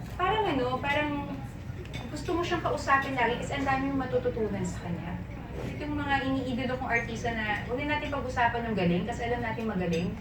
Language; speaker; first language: Filipino; native; Filipino